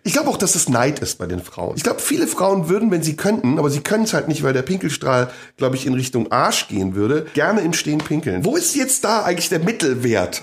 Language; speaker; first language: German; native; German